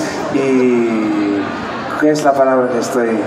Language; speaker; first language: Spanish; non-native, fluent; French